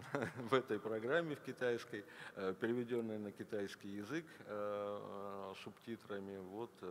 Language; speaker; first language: Russian; native; Russian